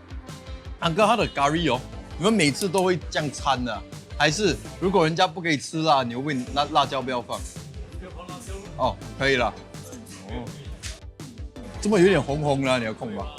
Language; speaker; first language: Chinese; non-native, local second language; English